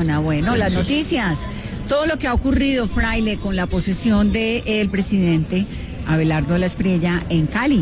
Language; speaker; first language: Spanish; native; Spanish